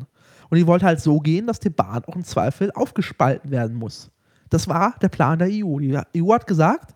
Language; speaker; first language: German; native; German